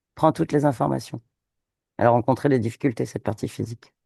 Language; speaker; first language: French; native; French